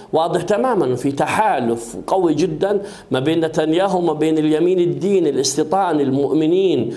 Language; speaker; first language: Arabic; native; Arabic